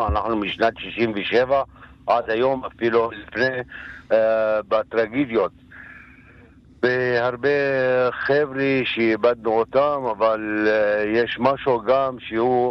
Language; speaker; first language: Hebrew; non-native, local second language; Arabic